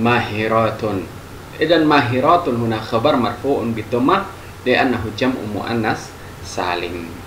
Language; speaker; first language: Arabic; non-native, fluent; Indonesian